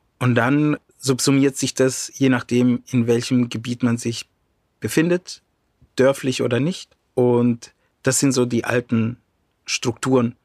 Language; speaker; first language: German; early bilingual, other home language; Romany